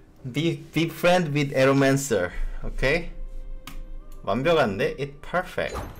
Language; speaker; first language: English; non-native, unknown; Korean